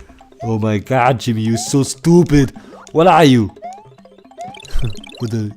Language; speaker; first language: English; native; English